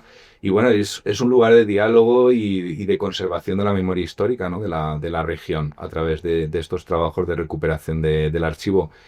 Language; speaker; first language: Spanish; native; Spanish